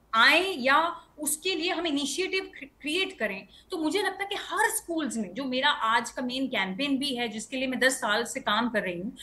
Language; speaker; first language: Hindi; non-native, local second language; Bangla